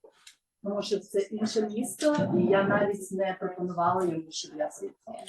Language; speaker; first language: Ukrainian; non-native, local second language; Russian